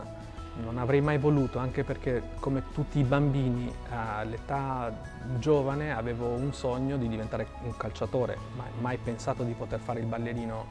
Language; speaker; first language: Italian; non-native, fluent; Spanish